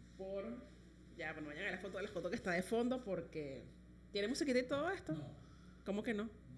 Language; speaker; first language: Spanish; native; Spanish